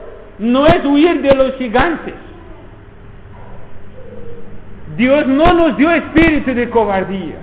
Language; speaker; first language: Spanish; non-native, fluent; Portuguese